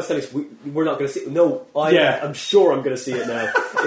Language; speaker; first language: English; native; English